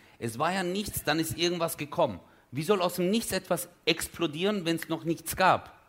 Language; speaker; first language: German; early bilingual, other home language; Turkish